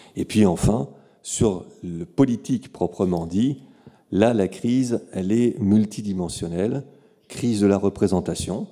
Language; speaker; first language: French; native; French